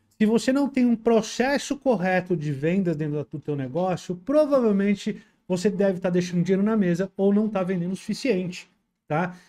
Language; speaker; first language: Portuguese; native; Portuguese